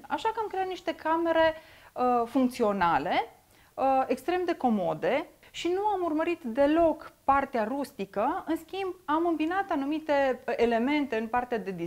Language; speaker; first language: Romanian; native; Romanian